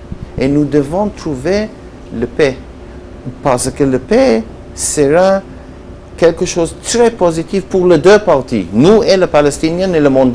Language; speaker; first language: French; non-native, learner; Hebrew